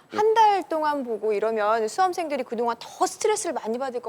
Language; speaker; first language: Korean; native; Korean